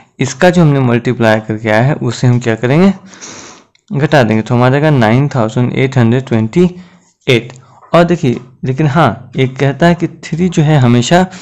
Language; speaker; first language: Hindi; native; Hindi